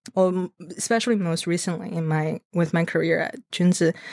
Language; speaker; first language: English; non-native, fluent; Chinese